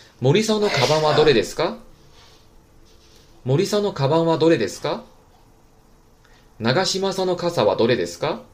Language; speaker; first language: Japanese; non-native, fluent; Chinese